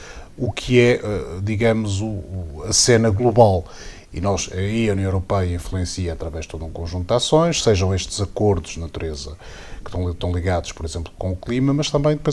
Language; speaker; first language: Portuguese; native; Portuguese